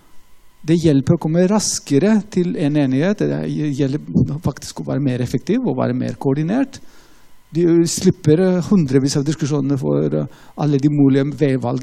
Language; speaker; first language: Norwegian; non-native, fluent; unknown